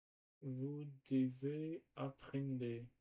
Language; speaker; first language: French; non-native, learner; Portuguese